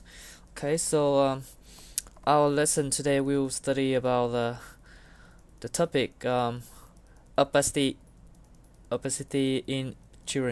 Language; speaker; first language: English; non-native, learner; Vietnamese